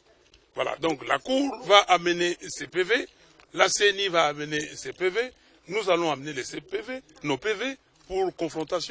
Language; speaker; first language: French; non-native, local second language; Lingala